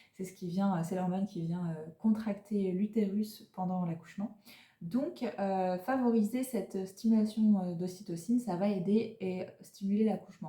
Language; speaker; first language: French; native; French